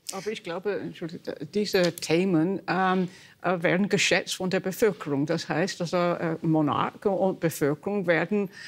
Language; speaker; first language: German; non-native, fluent; English